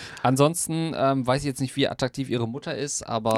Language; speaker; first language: German; native; German